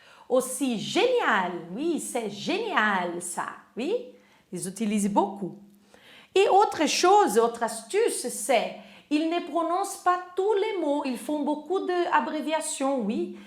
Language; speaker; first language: French; non-native, fluent; Portuguese